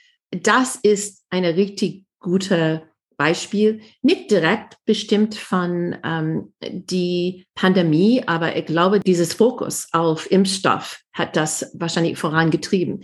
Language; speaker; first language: German; non-native, fluent; English